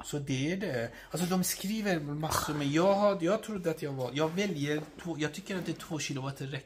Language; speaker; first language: Swedish; non-native, fluent; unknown